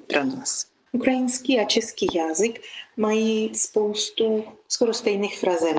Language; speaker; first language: Czech; non-native, fluent; Ukrainian